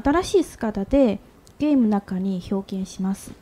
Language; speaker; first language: Japanese; non-native, learner; Chinese